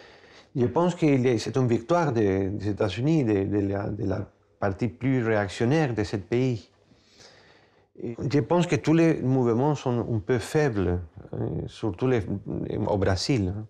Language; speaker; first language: French; non-native, fluent; Spanish